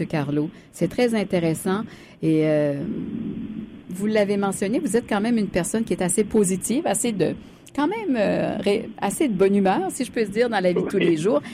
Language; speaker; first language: French; native; French